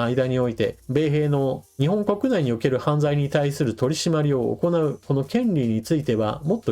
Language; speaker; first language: Japanese; native; Japanese